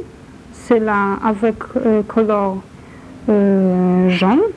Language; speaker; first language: French; non-native, learner; Polish